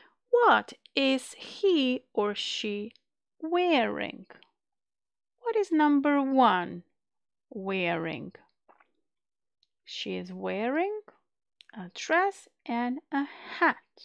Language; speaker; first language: English; non-native, fluent; Macedonian